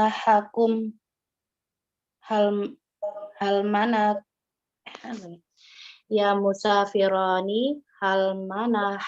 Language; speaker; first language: Arabic; non-native, learner; Indonesian